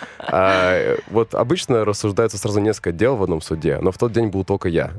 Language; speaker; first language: Russian; native; Russian